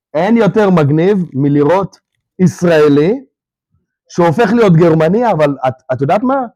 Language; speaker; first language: Hebrew; early bilingual, other home language; Russian